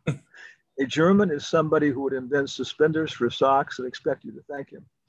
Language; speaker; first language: English; native; English